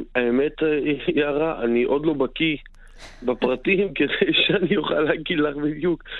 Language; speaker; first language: Hebrew; native; Hebrew